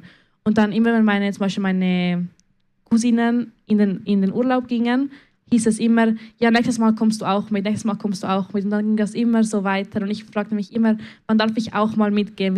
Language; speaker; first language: German; early bilingual, other home language; Spanish